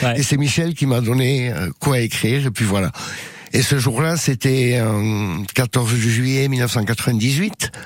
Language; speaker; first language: French; native; French